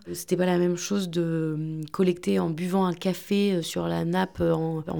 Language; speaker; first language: French; native; French